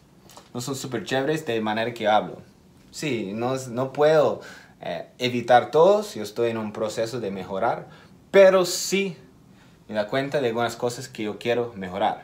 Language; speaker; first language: Spanish; non-native, fluent; English